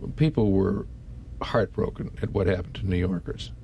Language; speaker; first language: English; native; English